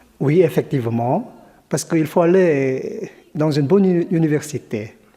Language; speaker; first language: French; non-native, fluent; Korean